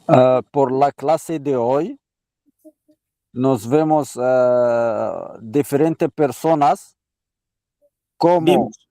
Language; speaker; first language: Spanish; non-native, learner; Arabic